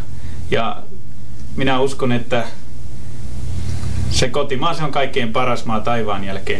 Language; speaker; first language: Finnish; native; Finnish